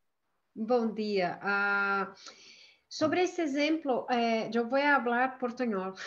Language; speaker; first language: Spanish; non-native, learner; Portuguese